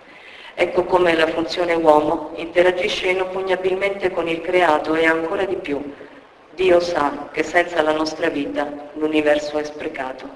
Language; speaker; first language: Italian; native; Italian